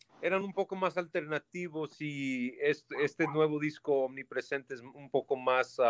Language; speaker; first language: Spanish; early bilingual, heritage; Spanish